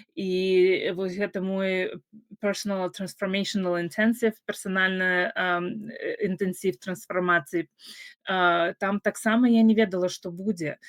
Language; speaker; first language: Belarusian; non-native, local second language; Russian